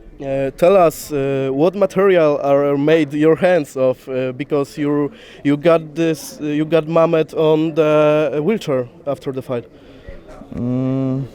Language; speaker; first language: English; non-native, learner; Polish